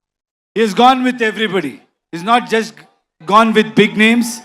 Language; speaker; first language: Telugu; non-native, learner; Kannada